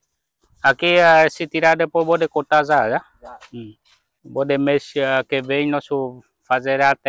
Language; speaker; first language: Portuguese; non-native, learner; Vietnamese